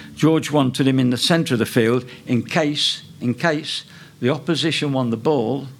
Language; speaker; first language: English; native; English